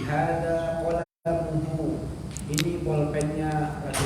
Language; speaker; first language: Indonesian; native; Indonesian